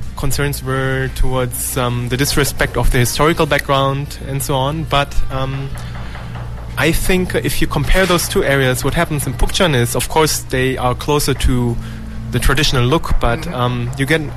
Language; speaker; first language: English; non-native, fluent; German